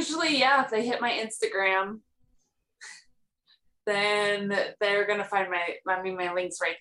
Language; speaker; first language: English; native; English